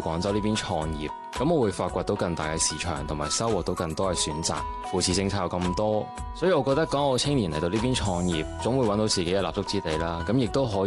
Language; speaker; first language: Chinese; non-native, local second language; Cantonese